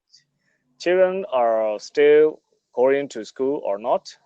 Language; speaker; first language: English; non-native, learner; Burmese